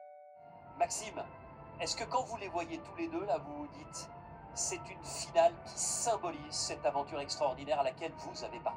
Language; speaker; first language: French; native; French